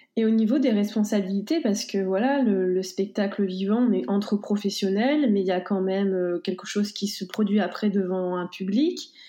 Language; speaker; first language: French; native; French